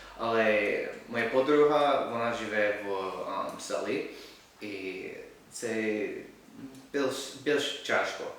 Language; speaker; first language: Ukrainian; non-native, learner; English